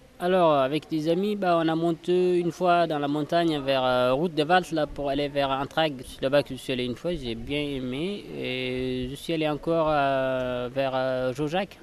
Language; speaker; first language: French; non-native, local second language; Fula